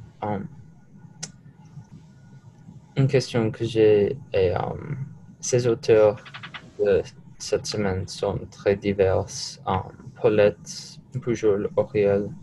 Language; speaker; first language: French; non-native, learner; English